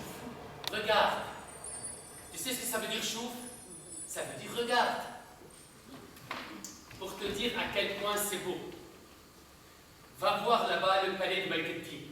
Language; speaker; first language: French; non-native, local second language; Arabic